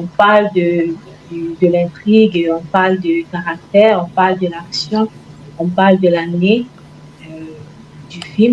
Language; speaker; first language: French; non-native, fluent; Igbo